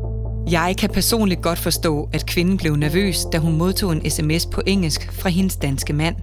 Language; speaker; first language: Danish; native; Danish